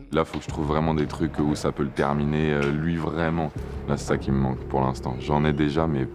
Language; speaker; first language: French; native; French